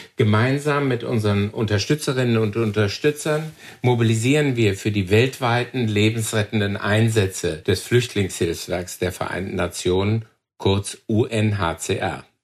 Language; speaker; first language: German; native; German